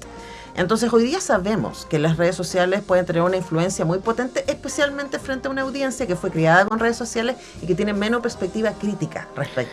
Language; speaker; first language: Spanish; native; Spanish